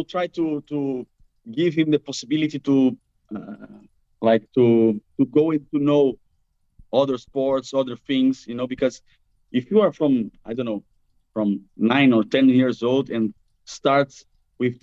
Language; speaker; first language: English; non-native, fluent; Portuguese